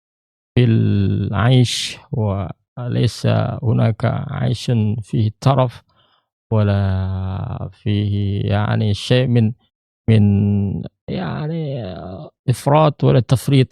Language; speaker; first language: Arabic; non-native, fluent; Indonesian